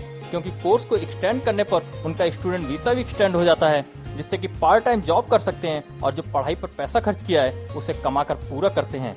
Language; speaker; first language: Hindi; native; Hindi